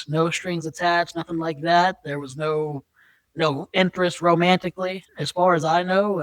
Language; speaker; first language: English; native; English